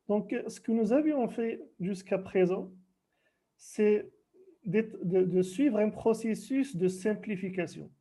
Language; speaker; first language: French; non-native, local second language; Arabic